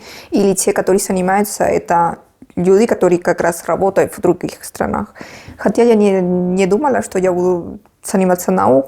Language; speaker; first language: Russian; non-native, fluent; Spanish